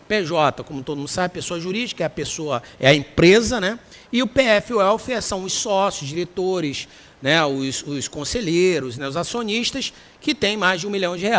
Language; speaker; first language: Portuguese; native; Portuguese